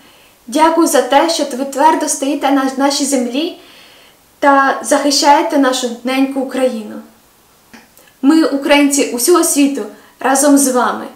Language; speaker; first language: Ukrainian; native; Ukrainian